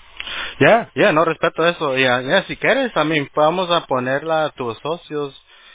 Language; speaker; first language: Spanish; early bilingual, heritage; Spanish